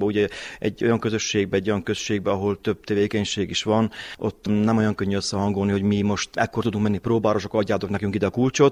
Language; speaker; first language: Hungarian; native; Hungarian